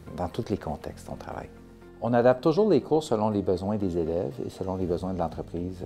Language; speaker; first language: French; native; French